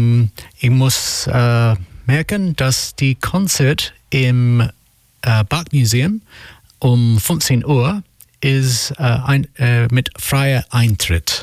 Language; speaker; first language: German; non-native, learner; English